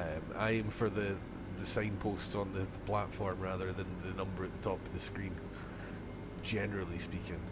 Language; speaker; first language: English; native; English